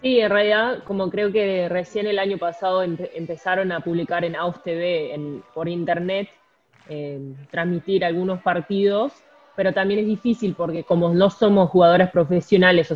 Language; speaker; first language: Spanish; native; Spanish